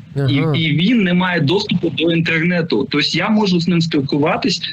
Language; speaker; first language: Ukrainian; non-native, local second language; Russian